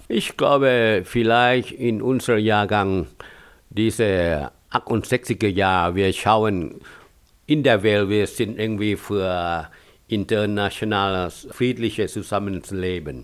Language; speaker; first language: German; non-native, fluent; Thai